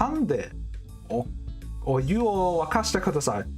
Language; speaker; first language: Japanese; non-native, learner; English